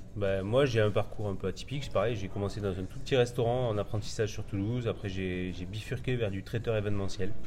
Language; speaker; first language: French; native; French